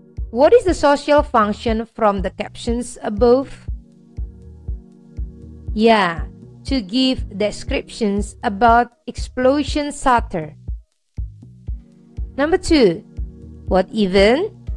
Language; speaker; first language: English; non-native, fluent; Indonesian